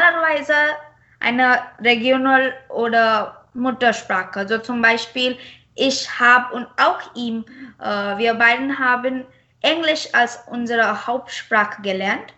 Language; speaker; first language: German; non-native, fluent; Marathi